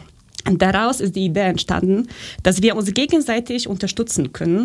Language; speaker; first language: German; early bilingual, other home language; Polish